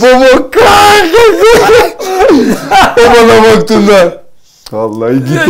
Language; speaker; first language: Turkish; non-native, learner; Portuguese